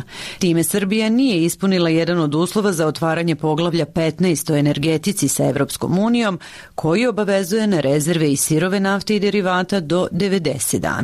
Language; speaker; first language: Serbian; native; Serbian